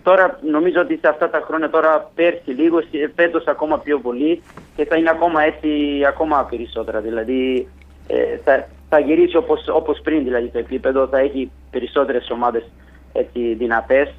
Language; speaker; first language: Greek; non-native, fluent; Italian